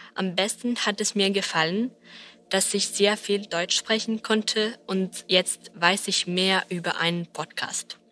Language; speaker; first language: German; non-native, learner; Serbian